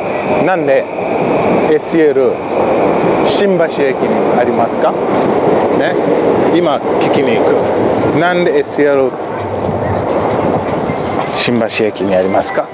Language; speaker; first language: Japanese; non-native, learner; Swahili